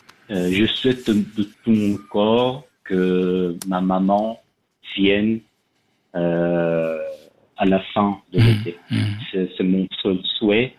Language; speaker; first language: French; non-native, learner; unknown